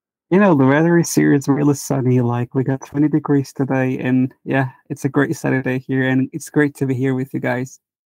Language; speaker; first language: English; non-native, fluent; Turkish